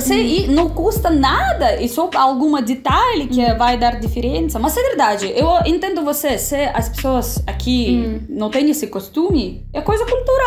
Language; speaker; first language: Portuguese; non-native, fluent; Russian